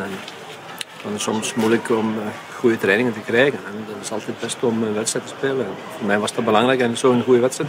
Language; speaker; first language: Dutch; non-native, fluent; Icelandic